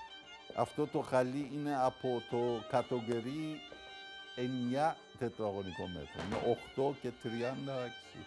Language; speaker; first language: Greek; non-native, learner; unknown